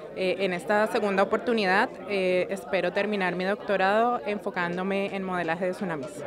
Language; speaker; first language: Spanish; native; Spanish